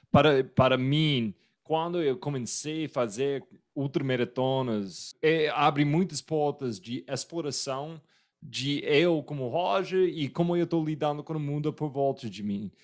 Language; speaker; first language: Portuguese; non-native, fluent; English